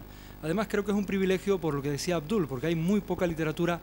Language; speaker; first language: Spanish; native; Spanish